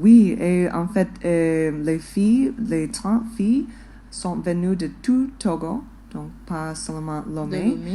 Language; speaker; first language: French; non-native, fluent; English